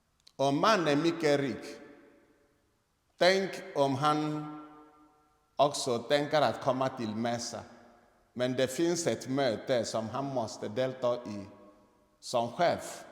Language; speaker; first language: Swedish; non-native, fluent; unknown